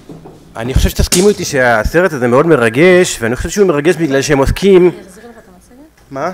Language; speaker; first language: Hebrew; native; Hebrew